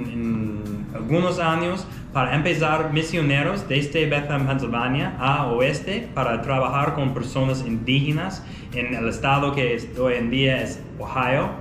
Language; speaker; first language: Spanish; non-native, fluent; English